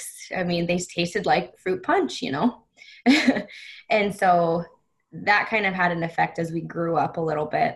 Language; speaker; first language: English; native; English